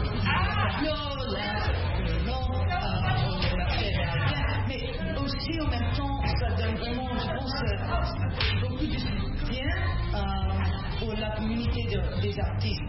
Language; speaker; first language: French; non-native, fluent; English